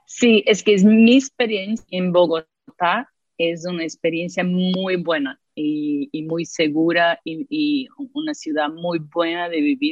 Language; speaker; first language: Spanish; non-native, fluent; Portuguese